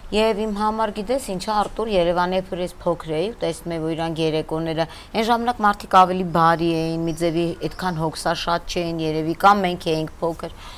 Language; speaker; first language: Armenian; native; Armenian